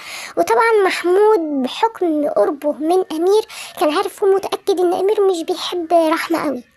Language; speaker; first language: Arabic; native; Arabic